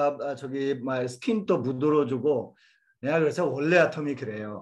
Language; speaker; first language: Korean; non-native, fluent; Bangla